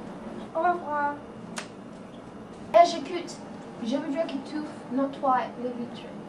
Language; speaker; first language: French; non-native, learner; English